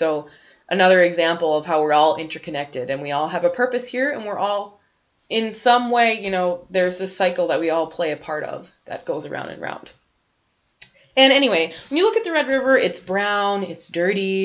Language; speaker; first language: English; native; English